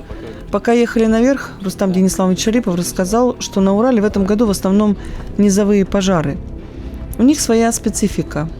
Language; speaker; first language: Russian; native; Russian